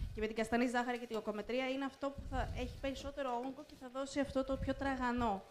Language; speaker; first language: French; non-native, fluent; Greek